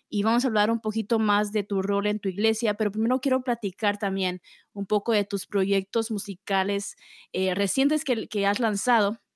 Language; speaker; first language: Spanish; early bilingual, heritage; Spanish